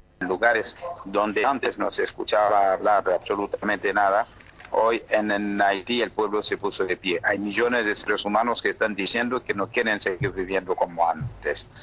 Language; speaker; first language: Spanish; non-native, fluent; Haitian Creole